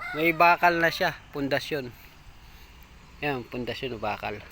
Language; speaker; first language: Filipino; native; Filipino